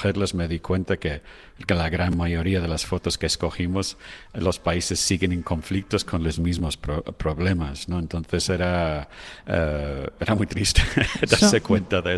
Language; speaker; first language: Spanish; non-native, fluent; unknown